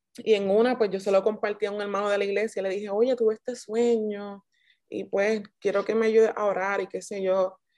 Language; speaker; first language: Spanish; native; Spanish